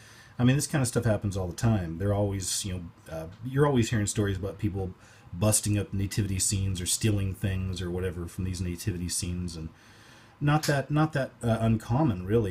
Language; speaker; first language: English; native; English